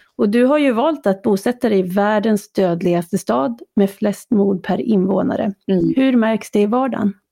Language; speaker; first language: Swedish; native; Swedish